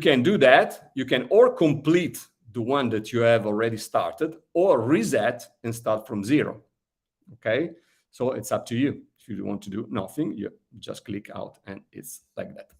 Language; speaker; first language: English; non-native, fluent; Italian